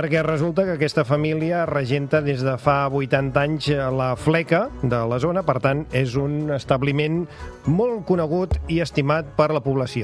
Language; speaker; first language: Catalan; native; Catalan